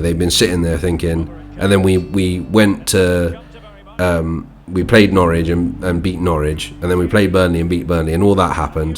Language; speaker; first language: English; native; English